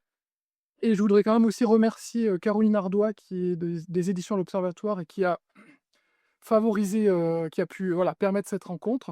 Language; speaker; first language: French; native; French